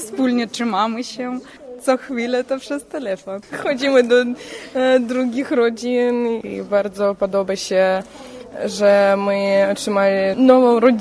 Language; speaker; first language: Polish; early bilingual, heritage; Russian